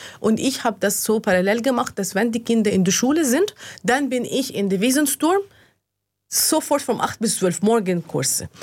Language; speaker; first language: German; non-native, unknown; Arabic